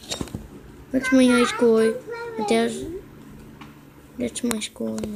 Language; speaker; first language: English; native; English